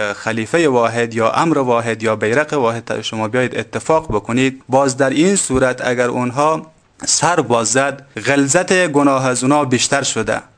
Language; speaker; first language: Persian; native; Persian